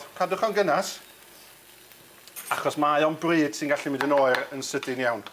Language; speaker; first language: Welsh; native; Welsh